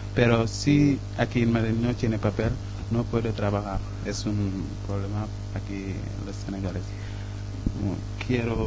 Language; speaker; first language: Spanish; non-native, learner; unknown